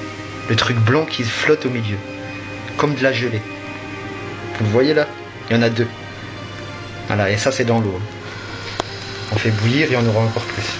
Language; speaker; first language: French; native; French